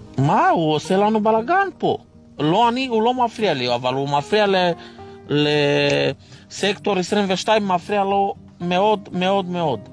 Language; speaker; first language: Hebrew; non-native, fluent; Romanian